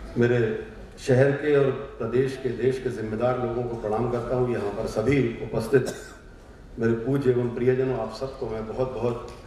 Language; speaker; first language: Hindi; native; Hindi